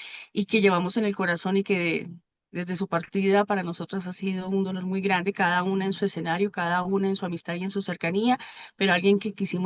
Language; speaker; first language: Spanish; native; Spanish